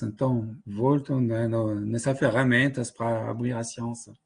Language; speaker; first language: Portuguese; non-native, fluent; French